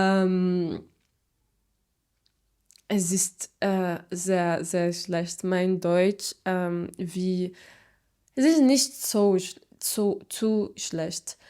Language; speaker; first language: German; non-native, learner; Portuguese